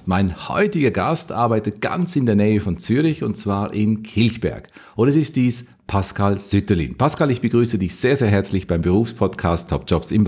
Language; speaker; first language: German; native; German